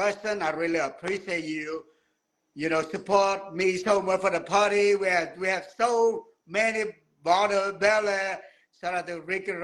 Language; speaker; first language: English; non-native, learner; Vietnamese